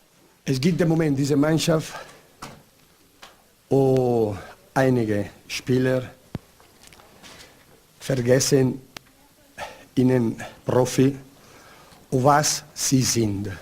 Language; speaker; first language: German; non-native, learner; Italian